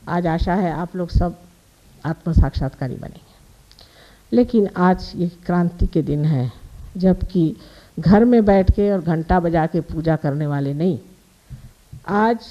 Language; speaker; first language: Hindi; non-native, local second language; Marathi